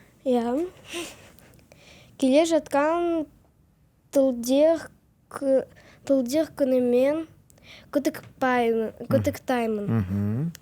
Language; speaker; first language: Kazakh; non-native, local second language; Russian